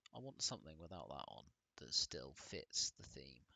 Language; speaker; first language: English; native; English